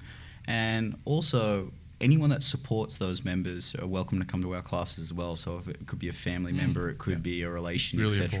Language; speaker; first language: English; native; English